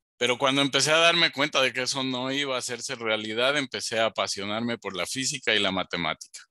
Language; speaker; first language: Spanish; native; Spanish